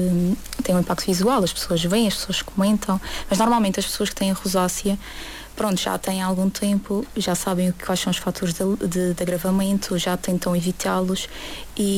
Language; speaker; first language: Portuguese; native; Portuguese